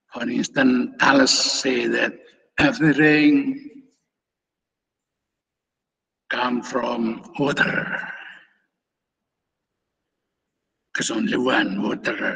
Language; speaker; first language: English; non-native, fluent; Indonesian